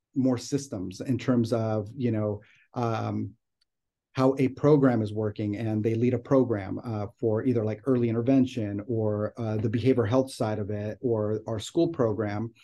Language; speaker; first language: English; native; English